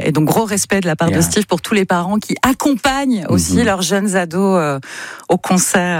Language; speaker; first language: French; native; French